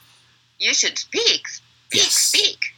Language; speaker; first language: English; non-native, learner; Japanese